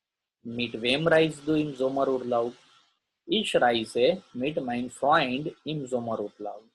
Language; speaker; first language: German; non-native, learner; Gujarati